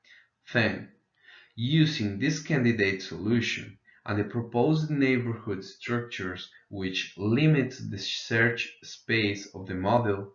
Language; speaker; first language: English; non-native, fluent; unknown